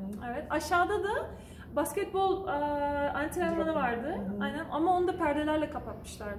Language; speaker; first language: Turkish; native; Turkish